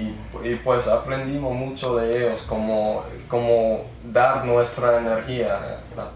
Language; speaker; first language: Spanish; early bilingual, heritage; English